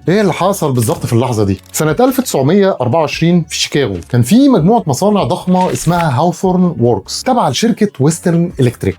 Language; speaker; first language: Arabic; native; Arabic